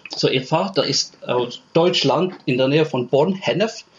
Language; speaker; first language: German; non-native, fluent; Norwegian